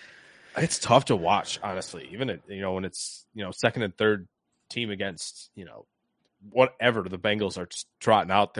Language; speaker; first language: English; native; English